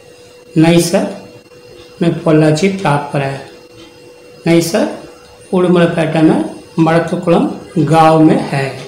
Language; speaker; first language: Hindi; non-native, local second language; Tamil